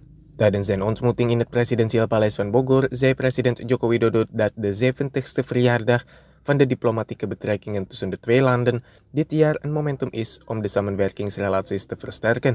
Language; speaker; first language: Dutch; non-native, fluent; Indonesian